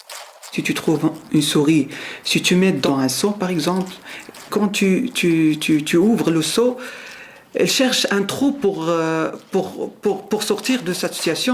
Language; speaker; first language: French; non-native, learner; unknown